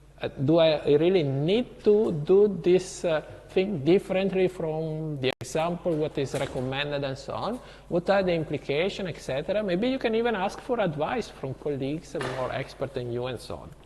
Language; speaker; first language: English; non-native, fluent; Italian